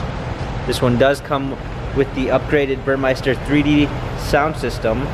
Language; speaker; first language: English; native; English